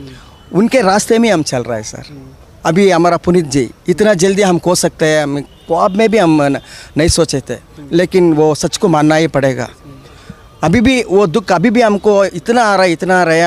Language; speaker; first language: Hindi; non-native, local second language; Kannada